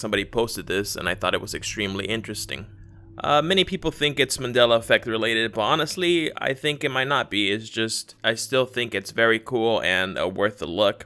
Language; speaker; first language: English; native; English